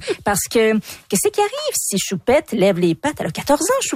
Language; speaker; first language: French; native; French